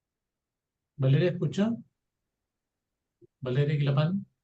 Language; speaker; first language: Spanish; native; Spanish